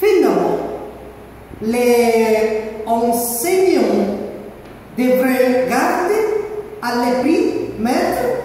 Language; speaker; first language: French; non-native, learner; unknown